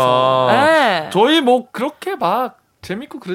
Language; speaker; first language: Korean; native; Korean